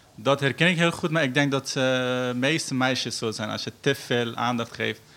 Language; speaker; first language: Dutch; non-native, fluent; Persian